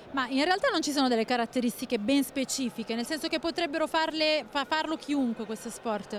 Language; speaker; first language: Italian; native; Italian